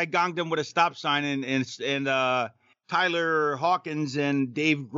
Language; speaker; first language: English; native; English